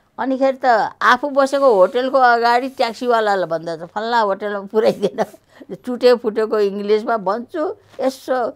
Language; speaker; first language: Nepali; native; Nepali